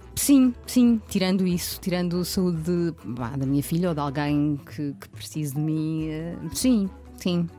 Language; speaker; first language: Portuguese; native; Portuguese